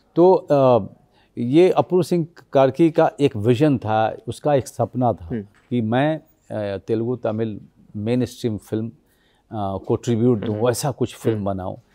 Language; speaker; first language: Hindi; native; Hindi